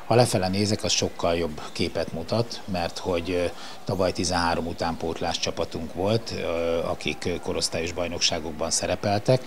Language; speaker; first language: Hungarian; native; Hungarian